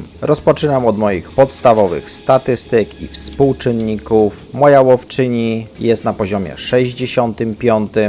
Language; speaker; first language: Polish; native; Polish